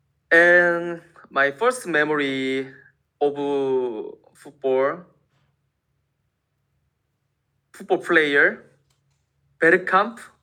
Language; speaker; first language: English; non-native, learner; Korean